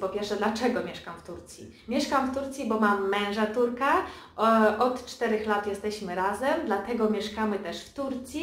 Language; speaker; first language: Polish; early bilingual, heritage; Polish